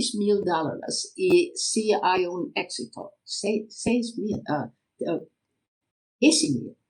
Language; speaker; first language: Spanish; non-native, learner; English